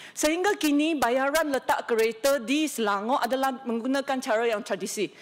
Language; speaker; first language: Malay; non-native, local second language; Chinese